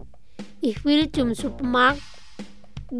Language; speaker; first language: German; non-native, fluent; Indonesian